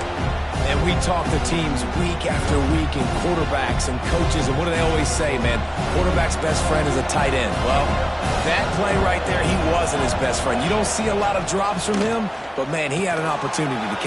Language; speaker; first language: English; native; English